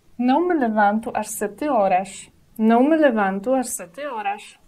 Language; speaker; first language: Portuguese; non-native, fluent; Polish